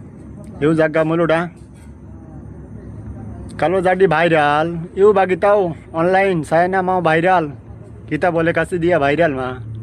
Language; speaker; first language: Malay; non-native, learner; Bangla